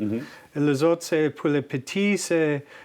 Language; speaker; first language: French; non-native, learner; English